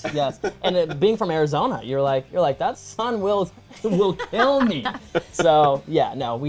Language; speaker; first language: English; native; English